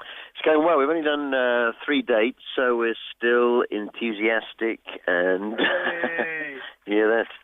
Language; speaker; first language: English; native; English